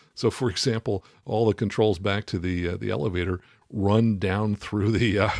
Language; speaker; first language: English; native; English